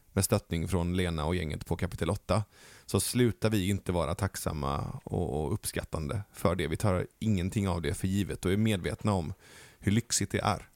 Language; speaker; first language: Swedish; early bilingual, other home language; Persian